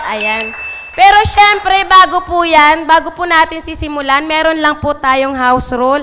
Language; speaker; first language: Filipino; native; Filipino